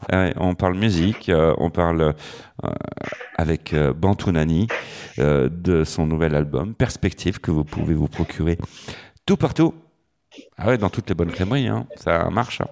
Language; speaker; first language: French; native; French